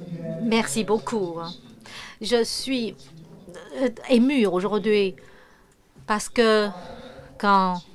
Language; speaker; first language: French; non-native, fluent; Chinese